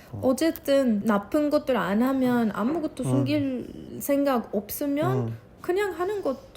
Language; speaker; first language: Korean; non-native, fluent; Arabic